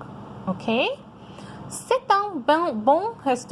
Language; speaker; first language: French; non-native, fluent; Hindi